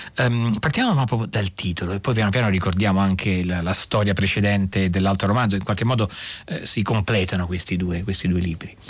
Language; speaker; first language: Italian; native; Italian